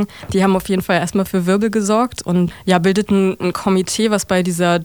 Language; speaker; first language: German; native; German